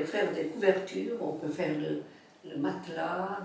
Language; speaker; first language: French; non-native, fluent; Korean